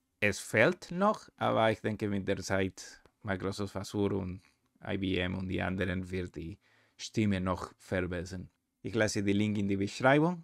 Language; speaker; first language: German; non-native, learner; Spanish